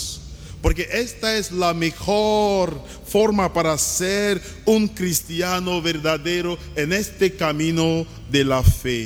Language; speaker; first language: Spanish; non-native, learner; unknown